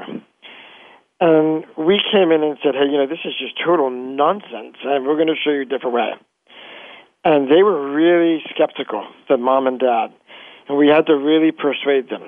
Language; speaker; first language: English; native; English